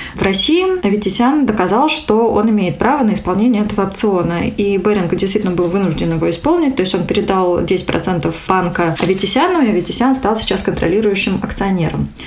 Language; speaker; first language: Russian; native; Russian